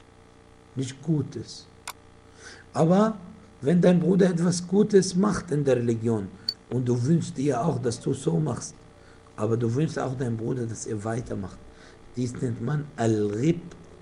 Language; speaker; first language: German; non-native, fluent; Arabic